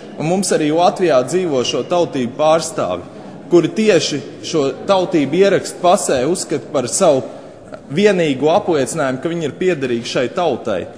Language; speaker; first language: Latvian; native; Latvian